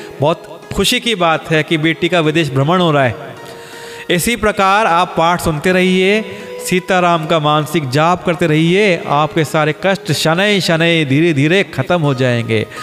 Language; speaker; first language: Hindi; native; Hindi